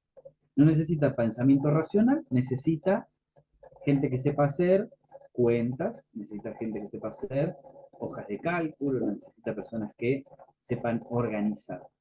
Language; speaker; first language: Spanish; native; Spanish